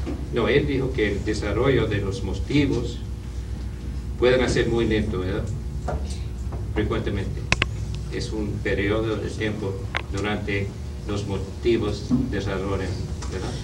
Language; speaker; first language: Spanish; non-native, learner; English